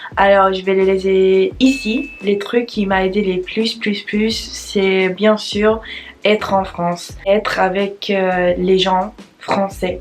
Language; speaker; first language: French; non-native, learner; English